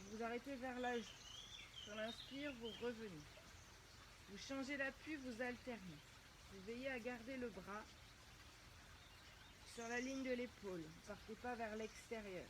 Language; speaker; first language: French; native; French